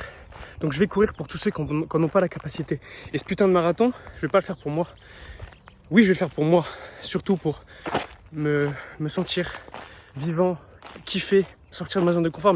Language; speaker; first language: French; native; French